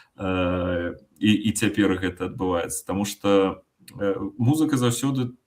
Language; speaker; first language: Belarusian; non-native, local second language; Russian